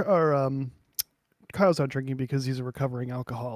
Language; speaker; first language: English; native; English